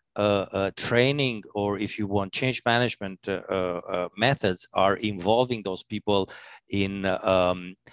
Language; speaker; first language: English; non-native, fluent; Romanian